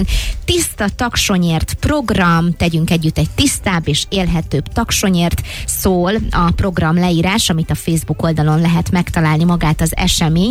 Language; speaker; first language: Hungarian; native; Hungarian